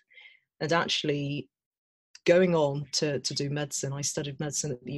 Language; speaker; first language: English; native; English